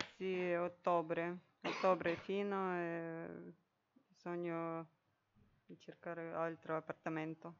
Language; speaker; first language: Italian; non-native, learner; Ukrainian